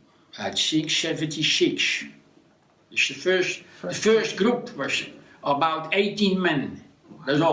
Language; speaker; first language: English; non-native, learner; Dutch